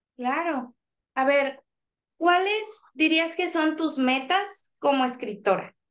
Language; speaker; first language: Spanish; native; Spanish